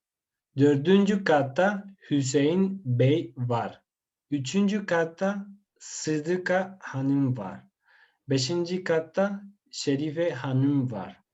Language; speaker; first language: Turkish; non-native, fluent; Spanish